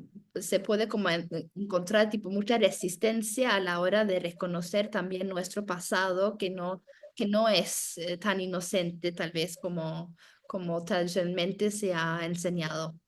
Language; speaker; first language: Spanish; non-native, fluent; Norwegian